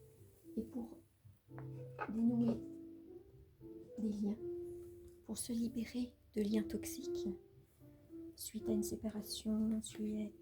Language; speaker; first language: French; native; French